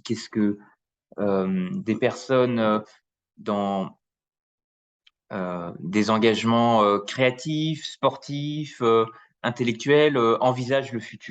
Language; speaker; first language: French; native; French